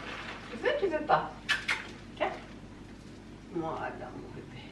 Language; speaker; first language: French; native; French